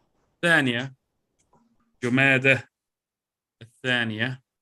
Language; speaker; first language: Arabic; non-native, fluent; English